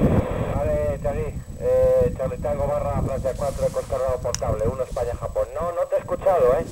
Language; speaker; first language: Spanish; native; Spanish